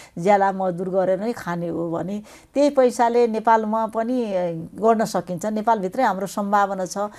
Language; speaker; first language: Nepali; native; Nepali